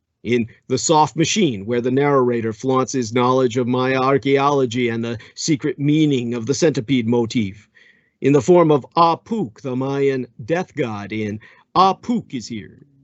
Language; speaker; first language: English; native; English